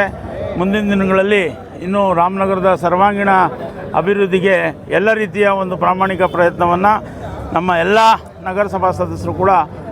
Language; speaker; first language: Kannada; native; Kannada